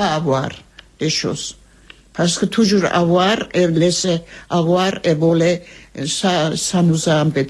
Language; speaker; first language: French; non-native, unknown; Armenian